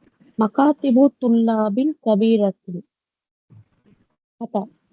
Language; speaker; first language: Arabic; non-native, learner; Tamil